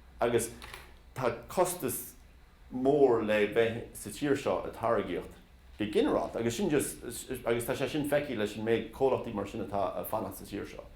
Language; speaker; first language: Irish; native; Irish